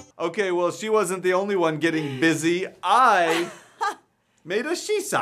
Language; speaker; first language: English; native; English